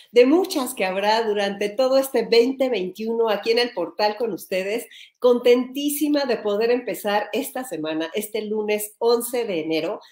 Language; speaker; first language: Spanish; native; Spanish